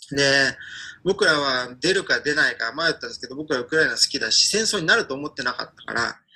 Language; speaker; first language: Japanese; non-native, fluent; Ukrainian